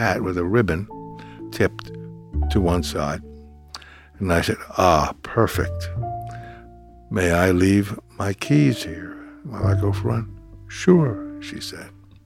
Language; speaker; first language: English; native; English